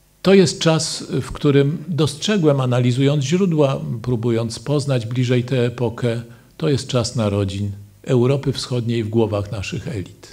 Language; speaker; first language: Polish; native; Polish